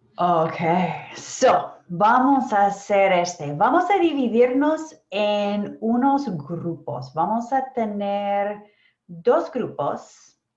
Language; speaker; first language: Spanish; non-native, fluent; English